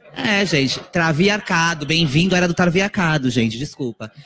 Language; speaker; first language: Portuguese; native; Portuguese